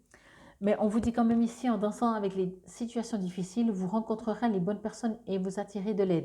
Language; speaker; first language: French; native; French